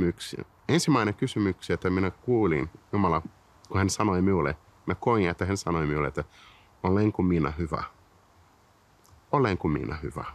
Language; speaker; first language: Finnish; non-native, fluent; Portuguese